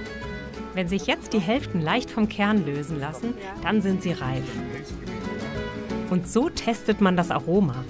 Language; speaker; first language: German; native; German